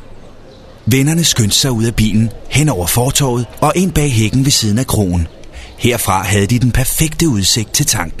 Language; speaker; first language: Danish; native; Danish